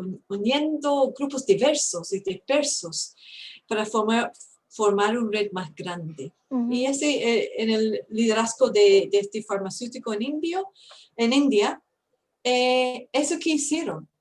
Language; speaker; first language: Spanish; non-native, fluent; English